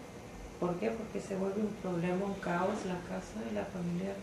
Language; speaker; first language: Spanish; native; Spanish